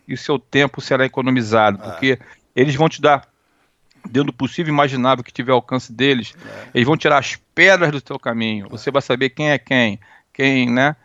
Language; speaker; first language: Portuguese; native; Portuguese